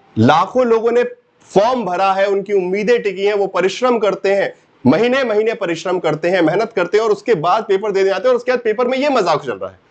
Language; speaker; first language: Hindi; native; Hindi